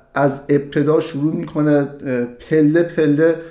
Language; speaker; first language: Persian; native; Persian